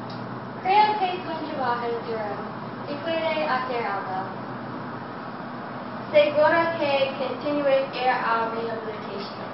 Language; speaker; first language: Spanish; non-native, learner; English